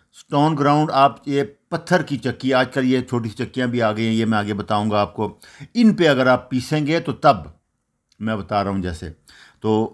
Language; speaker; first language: Urdu; non-native, local second language; Punjabi